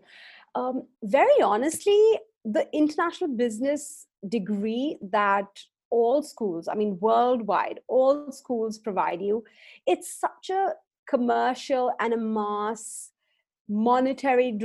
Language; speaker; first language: English; non-native, local second language; Hindi